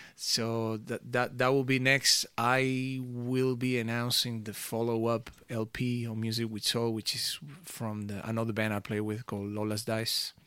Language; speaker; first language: English; early bilingual, other home language; Portuguese